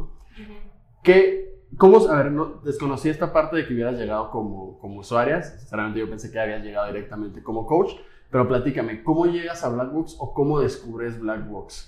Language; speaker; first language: Spanish; native; Spanish